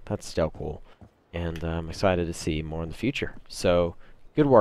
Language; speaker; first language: English; native; English